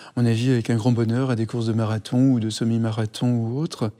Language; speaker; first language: French; native; French